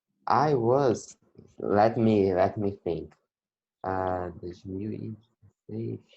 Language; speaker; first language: English; non-native, learner; Portuguese